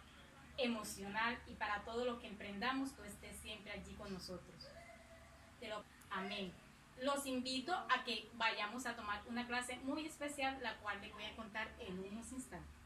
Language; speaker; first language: Spanish; native; Spanish